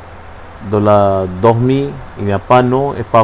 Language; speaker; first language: French; non-native, learner; Hindi